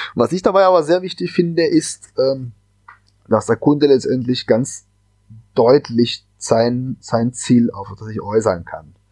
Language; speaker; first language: German; non-native, fluent; Spanish